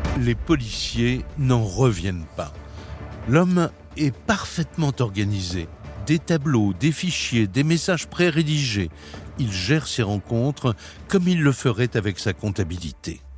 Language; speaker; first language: French; native; French